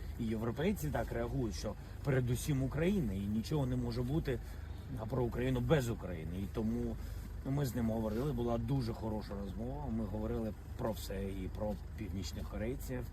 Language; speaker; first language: Ukrainian; non-native, local second language; Russian